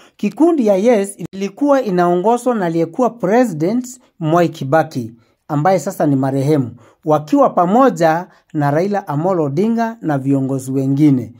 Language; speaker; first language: Swahili; non-native, local second language; Meru